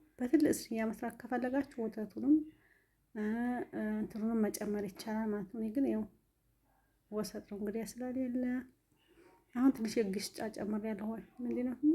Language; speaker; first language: Amharic; native; Amharic